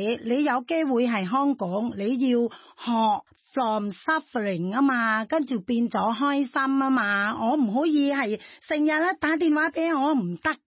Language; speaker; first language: Chinese; non-native, fluent; Thai